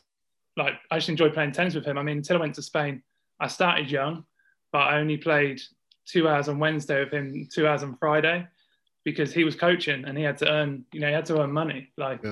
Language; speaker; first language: English; native; English